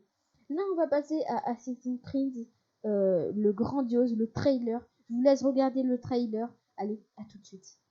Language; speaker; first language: French; native; French